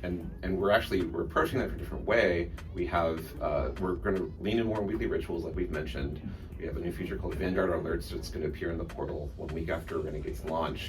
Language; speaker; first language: English; native; English